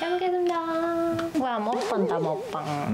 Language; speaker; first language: Korean; non-native, learner; Japanese